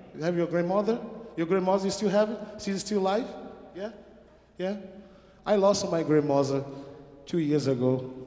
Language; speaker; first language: English; non-native, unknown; Portuguese